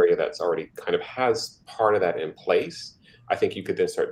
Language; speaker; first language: English; native; English